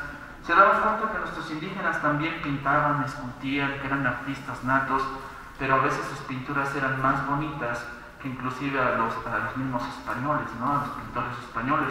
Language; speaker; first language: Spanish; native; Spanish